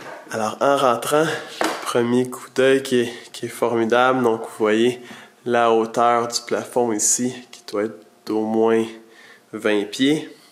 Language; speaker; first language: French; native; French